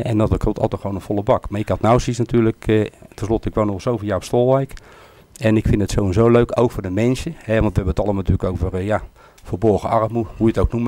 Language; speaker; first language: Dutch; native; Dutch